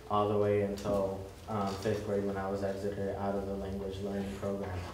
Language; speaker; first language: English; early bilingual, other home language; Spanish